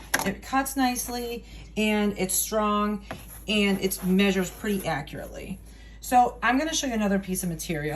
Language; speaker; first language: English; native; English